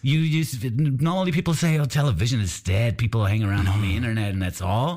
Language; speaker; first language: English; non-native, fluent; German